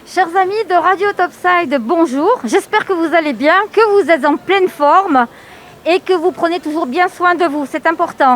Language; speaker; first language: French; native; French